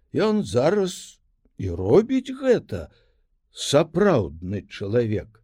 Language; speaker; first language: Belarusian; native; Belarusian